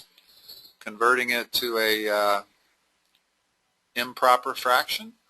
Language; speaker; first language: English; native; English